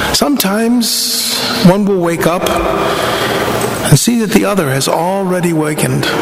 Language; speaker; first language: English; native; English